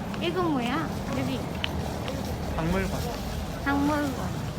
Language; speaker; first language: Korean; non-native, learner; Thai